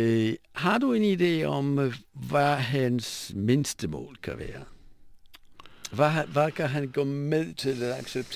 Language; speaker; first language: Danish; non-native, fluent; Polish